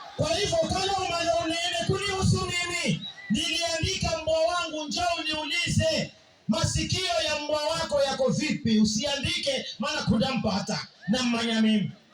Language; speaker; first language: Swahili; non-native, local second language; Giryama